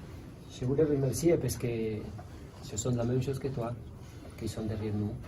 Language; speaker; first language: French; non-native, learner; Spanish